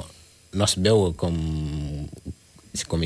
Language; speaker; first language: Catalan; non-native, learner; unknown